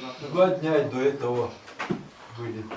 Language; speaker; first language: Russian; native; Russian